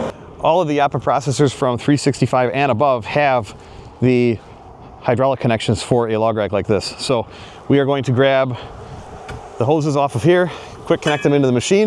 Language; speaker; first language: English; native; English